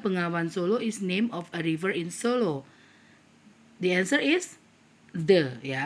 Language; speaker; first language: English; non-native, fluent; Indonesian